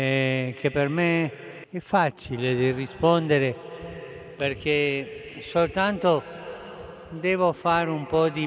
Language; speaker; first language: Italian; non-native, fluent; Spanish